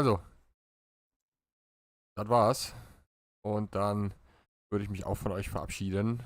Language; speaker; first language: German; native; German